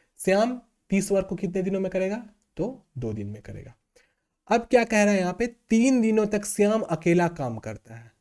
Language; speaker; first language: Hindi; native; Hindi